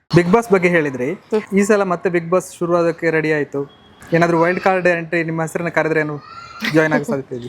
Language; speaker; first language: Kannada; native; Kannada